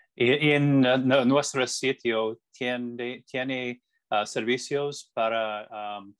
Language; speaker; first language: Spanish; non-native, learner; English